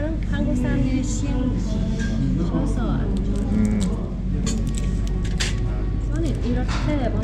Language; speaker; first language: Korean; non-native, learner; Persian